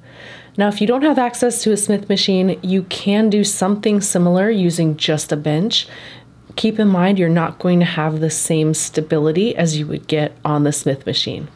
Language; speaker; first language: English; native; English